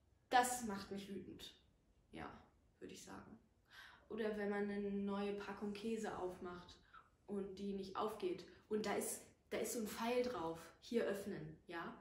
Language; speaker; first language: German; native; German